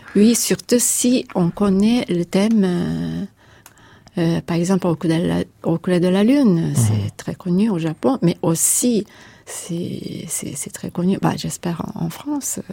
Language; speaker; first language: French; non-native, fluent; Japanese